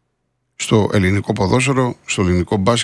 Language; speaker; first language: Greek; native; Greek